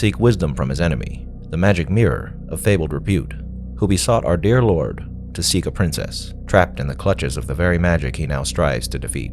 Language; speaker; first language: English; native; English